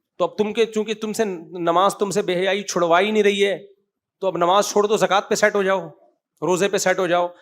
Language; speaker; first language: Urdu; native; Urdu